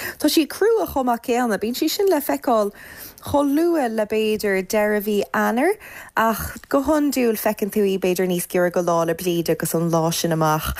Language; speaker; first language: Irish; native; Irish